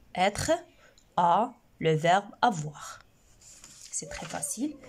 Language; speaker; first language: French; non-native, local second language; Arabic